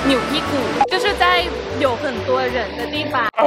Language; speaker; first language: Chinese; non-native, fluent; Thai